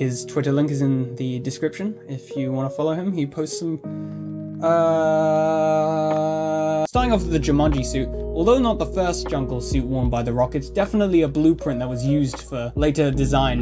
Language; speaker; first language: English; native; English